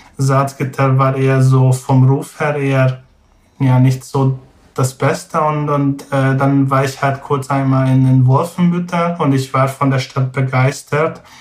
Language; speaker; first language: German; non-native, fluent; Hungarian